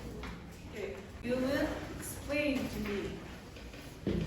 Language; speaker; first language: English; non-native, fluent; Mongolian